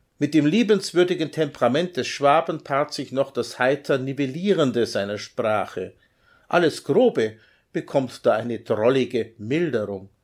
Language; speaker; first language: German; native; German